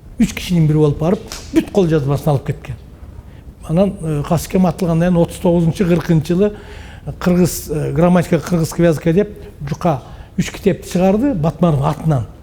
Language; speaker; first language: Kyrgyz; native; Kyrgyz